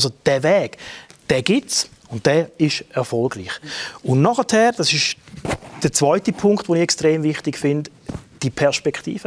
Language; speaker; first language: German; native; German